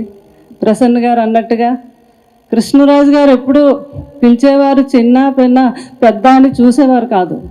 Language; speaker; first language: Telugu; native; Telugu